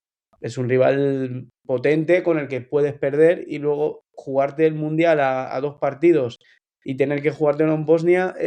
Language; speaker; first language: Spanish; native; Spanish